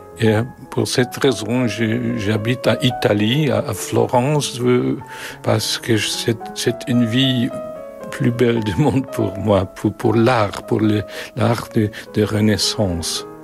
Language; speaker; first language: French; non-native, learner; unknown